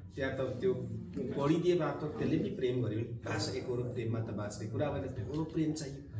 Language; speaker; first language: Nepali; non-native, local second language; Limburgish